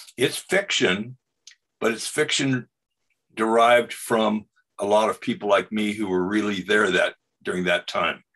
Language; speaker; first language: English; native; English